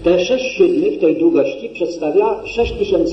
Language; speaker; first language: Polish; native; Polish